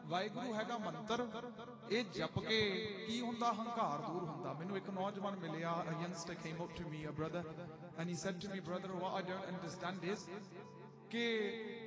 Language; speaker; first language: Punjabi; early bilingual, heritage; Punjabi